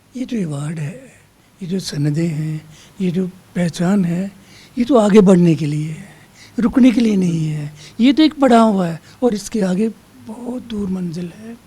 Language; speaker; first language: Hindi; non-native, local second language; Dogri